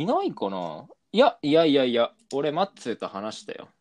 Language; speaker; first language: Japanese; native; Japanese